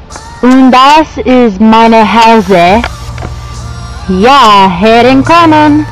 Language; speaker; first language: German; non-native, learner; English